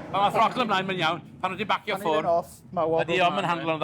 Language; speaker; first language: Welsh; native; Welsh